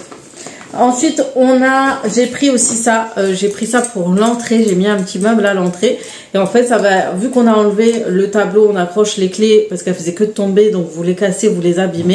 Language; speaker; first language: French; native; French